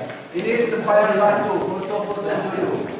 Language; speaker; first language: Indonesian; non-native, learner; Hebrew